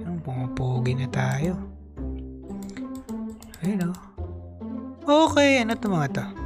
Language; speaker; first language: Filipino; native; Filipino